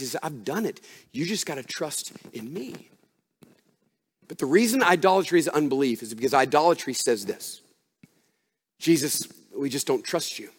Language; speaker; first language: English; native; English